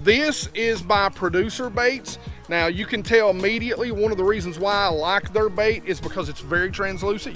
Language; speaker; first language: English; native; English